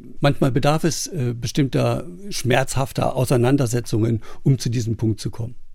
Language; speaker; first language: German; native; German